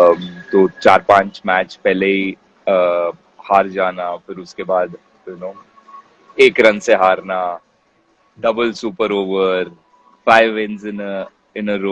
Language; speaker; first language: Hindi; non-native, local second language; Kannada